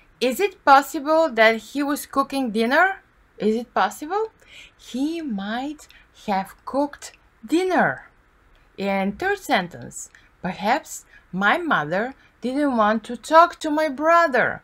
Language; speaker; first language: English; non-native, fluent; Bulgarian